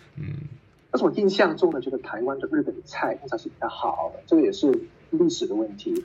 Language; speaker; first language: Chinese; non-native, local second language; Cantonese